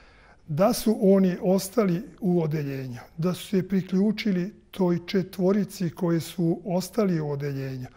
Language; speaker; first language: Serbian; native; Serbian